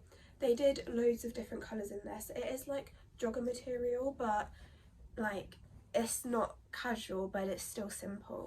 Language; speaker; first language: English; native; English